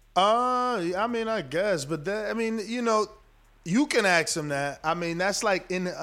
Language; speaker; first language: English; native; English